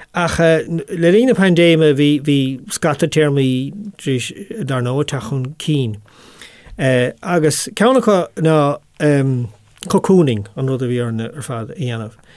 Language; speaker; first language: Irish; non-native, local second language; English